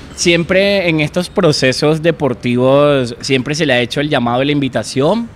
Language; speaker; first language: Spanish; native; Spanish